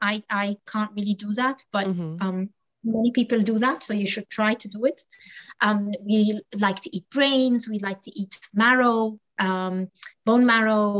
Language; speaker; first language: English; non-native, fluent; Arabic